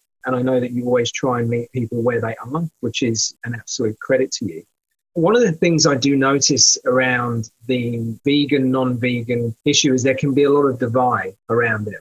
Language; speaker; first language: English; native; English